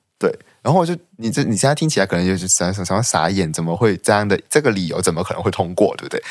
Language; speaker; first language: Chinese; non-native, local second language; Cantonese